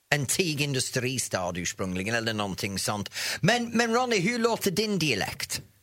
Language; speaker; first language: Swedish; non-native, fluent; English